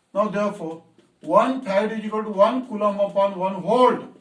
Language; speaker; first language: Hindi; non-native, local second language; Marathi